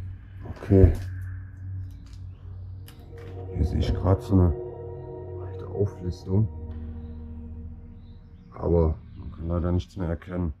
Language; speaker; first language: German; native; German